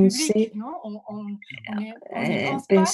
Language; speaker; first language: French; non-native, fluent; Spanish